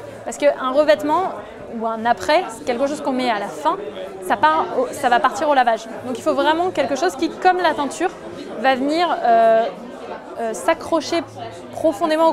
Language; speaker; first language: French; native; French